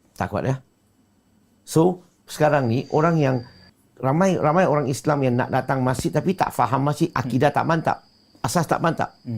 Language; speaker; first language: Malay; non-native, local second language; Chinese